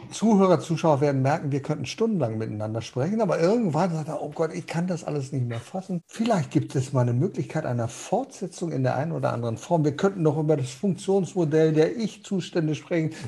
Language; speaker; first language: German; early bilingual, heritage; Danish